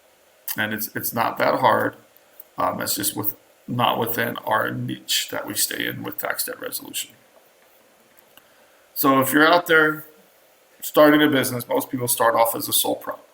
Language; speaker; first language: English; native; English